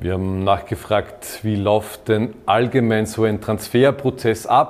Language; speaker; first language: German; native; German